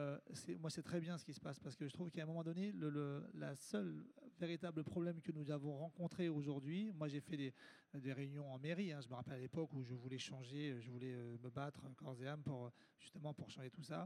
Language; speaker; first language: French; native; French